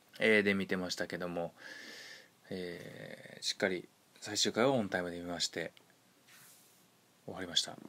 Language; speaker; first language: Japanese; native; Japanese